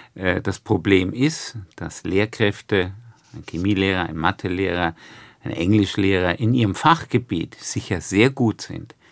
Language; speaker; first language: German; native; German